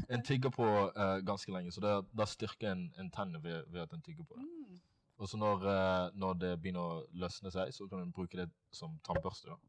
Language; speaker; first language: Norwegian; early bilingual, other home language; Swahili